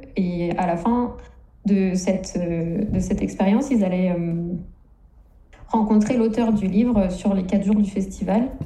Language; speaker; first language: French; native; French